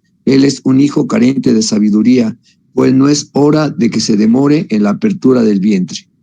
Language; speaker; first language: Spanish; native; Spanish